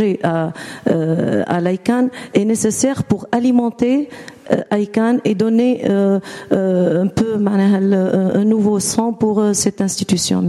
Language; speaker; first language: French; non-native, local second language; Arabic